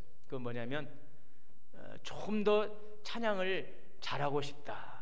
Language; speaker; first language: Korean; native; Korean